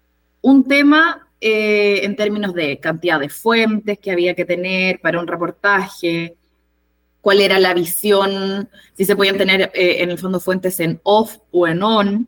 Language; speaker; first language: Spanish; native; Spanish